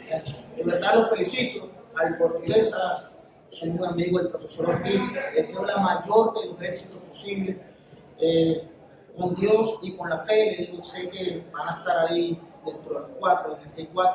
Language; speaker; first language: Spanish; native; Spanish